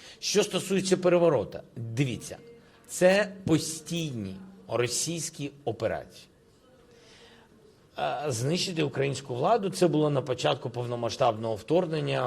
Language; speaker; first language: Ukrainian; non-native, local second language; Russian